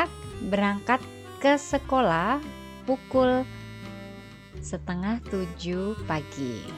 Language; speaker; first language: Indonesian; native; Indonesian